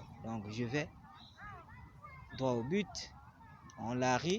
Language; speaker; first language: French; non-native, local second language; Lingala